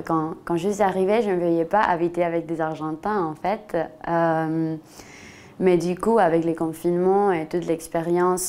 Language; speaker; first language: French; non-native, fluent; Spanish